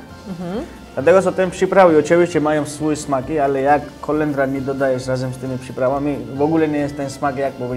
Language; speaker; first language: Polish; non-native, learner; Georgian